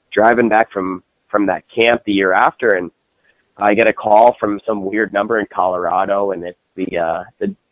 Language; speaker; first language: English; native; English